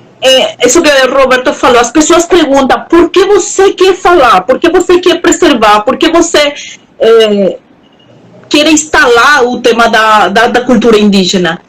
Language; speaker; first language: Portuguese; non-native, local second language; Spanish